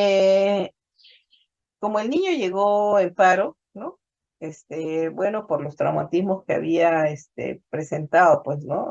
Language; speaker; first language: Spanish; native; Spanish